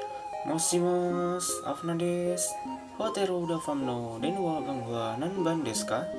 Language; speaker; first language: Japanese; non-native, learner; Indonesian